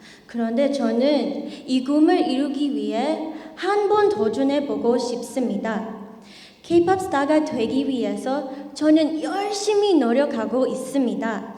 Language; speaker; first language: Korean; non-native, learner; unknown